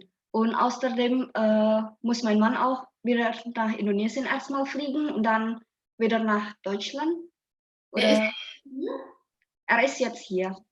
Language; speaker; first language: German; non-native, fluent; Indonesian